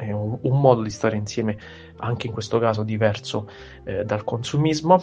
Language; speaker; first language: Italian; native; Italian